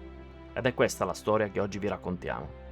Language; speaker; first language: Italian; native; Italian